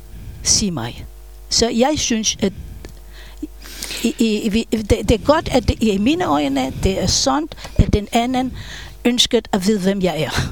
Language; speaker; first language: Danish; non-native, fluent; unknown